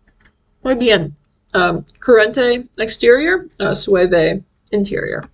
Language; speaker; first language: Spanish; non-native, learner; English